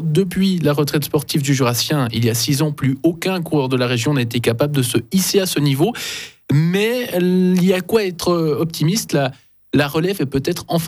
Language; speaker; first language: French; native; French